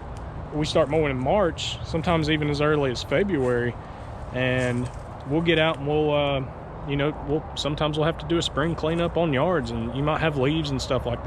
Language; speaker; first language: English; native; English